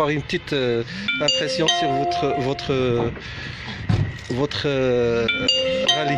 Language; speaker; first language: French; non-native, local second language; Arabic